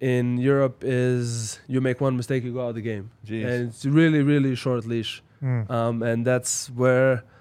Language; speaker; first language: English; non-native, fluent; Slovenian